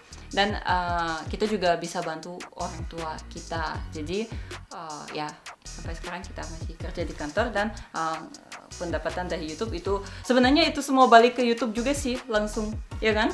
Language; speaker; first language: Indonesian; non-native, fluent; Russian